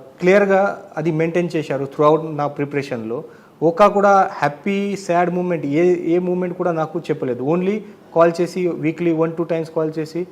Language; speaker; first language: Telugu; non-native, learner; Marathi